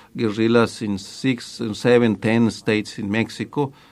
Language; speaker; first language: English; non-native, fluent; Spanish